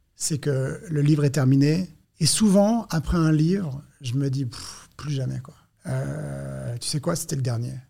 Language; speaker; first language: French; native; French